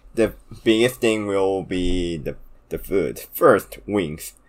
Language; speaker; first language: English; non-native, fluent; Korean